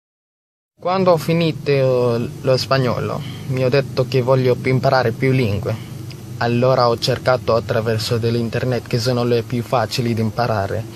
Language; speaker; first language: Italian; non-native, learner; Filipino